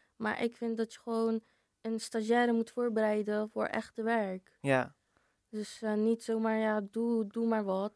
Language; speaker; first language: Dutch; early bilingual, other home language; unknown